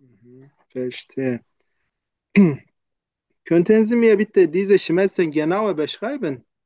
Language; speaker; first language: German; non-native, learner; Turkish